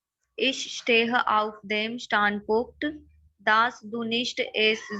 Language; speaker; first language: German; non-native, learner; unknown